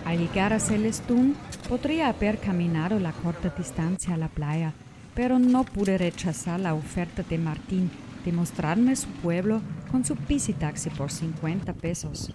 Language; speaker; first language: Spanish; non-native, fluent; German